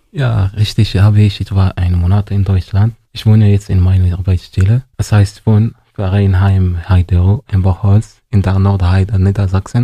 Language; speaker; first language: German; non-native, learner; Arabic